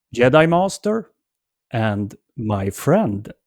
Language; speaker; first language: English; non-native, fluent; Swedish